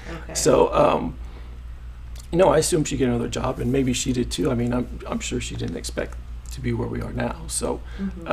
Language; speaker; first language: English; native; English